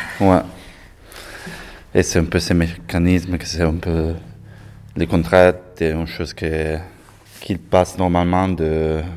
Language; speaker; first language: French; non-native, learner; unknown